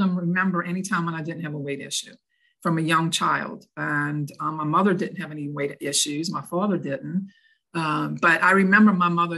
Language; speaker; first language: English; native; English